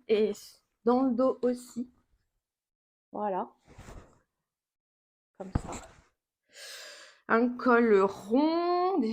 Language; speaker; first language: French; native; French